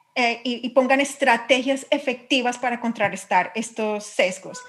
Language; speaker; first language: Spanish; native; Spanish